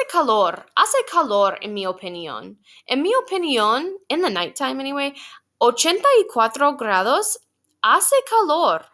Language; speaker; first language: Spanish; non-native, fluent; English